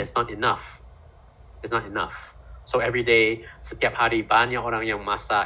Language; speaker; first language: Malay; non-native, fluent; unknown